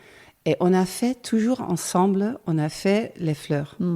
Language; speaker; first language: French; non-native, learner; Dutch